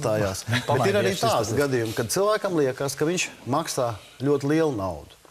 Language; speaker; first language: Latvian; native; Latvian